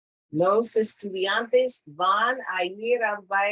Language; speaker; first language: Spanish; non-native, fluent; English